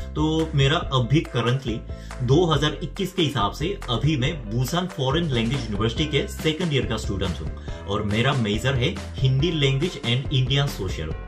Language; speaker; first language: Hindi; non-native, fluent; Korean